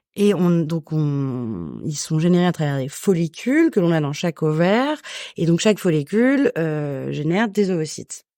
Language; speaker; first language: French; native; French